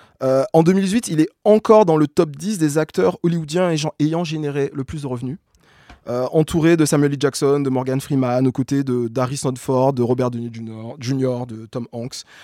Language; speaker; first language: French; native; French